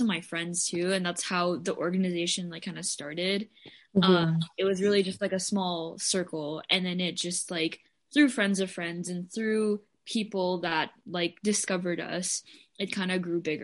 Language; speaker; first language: English; non-native, local second language; Filipino